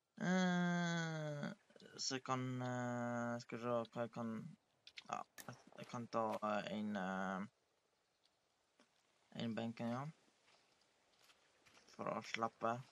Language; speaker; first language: Norwegian; early bilingual, other home language; Polish